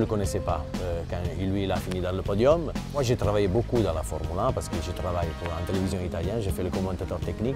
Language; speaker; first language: French; non-native, fluent; Italian